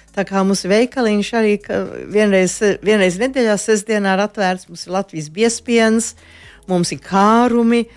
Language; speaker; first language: Latvian; early bilingual, heritage; Latvian